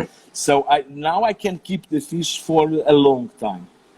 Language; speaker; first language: English; non-native, learner; Portuguese